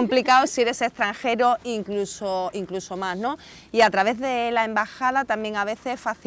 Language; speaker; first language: Spanish; native; Spanish